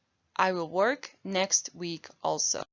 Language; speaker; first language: English; non-native, fluent; Bosnian